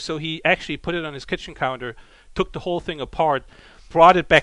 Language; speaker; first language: English; non-native, fluent; German